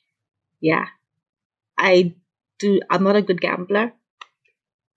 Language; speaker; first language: English; non-native, local second language; Shona